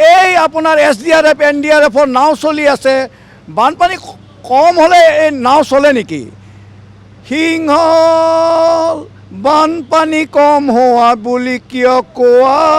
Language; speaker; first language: Assamese; native; Assamese